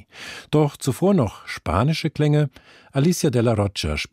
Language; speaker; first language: German; native; German